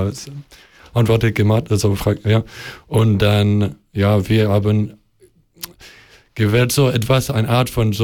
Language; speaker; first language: German; non-native, learner; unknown